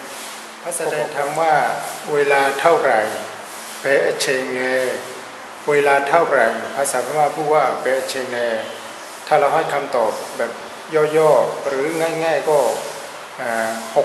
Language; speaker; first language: Thai; non-native, fluent; Burmese